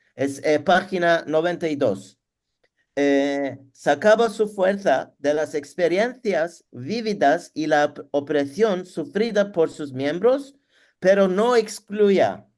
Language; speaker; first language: Spanish; non-native, learner; Turkish